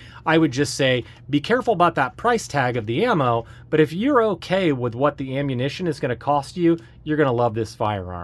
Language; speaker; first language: English; native; English